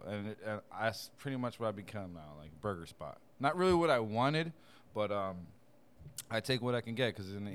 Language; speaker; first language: English; native; English